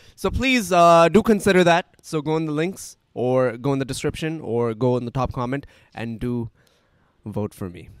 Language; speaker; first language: English; non-native, local second language; Urdu